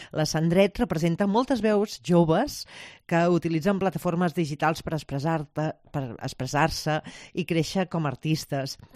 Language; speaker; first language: Catalan; native; Catalan